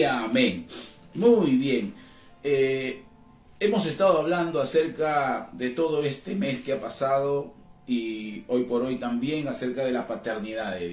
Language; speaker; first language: Spanish; native; Spanish